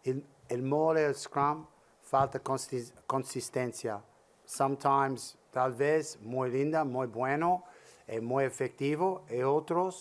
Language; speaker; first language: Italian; non-native, learner; English